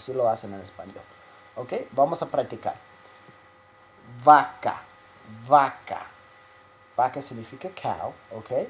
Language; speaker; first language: Spanish; non-native, fluent; English